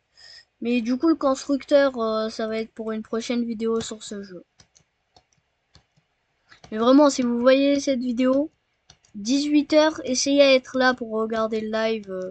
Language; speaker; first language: French; native; French